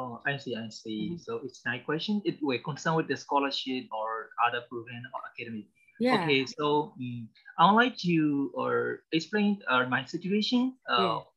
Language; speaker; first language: English; non-native, learner; Burmese